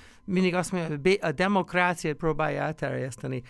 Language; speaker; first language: Hungarian; non-native, fluent; English